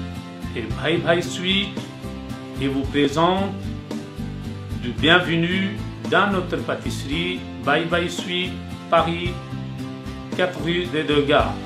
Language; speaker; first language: French; non-native, learner; Urdu